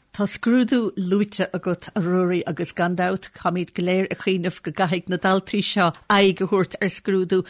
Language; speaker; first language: Irish; native; Irish